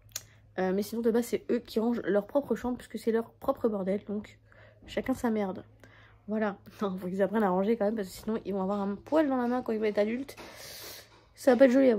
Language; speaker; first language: French; native; French